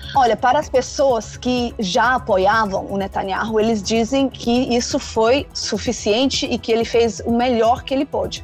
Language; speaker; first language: Portuguese; non-native, fluent; Danish